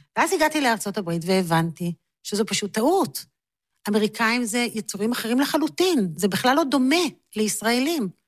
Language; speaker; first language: Hebrew; native; Hebrew